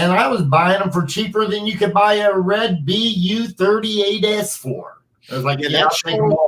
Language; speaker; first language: English; native; English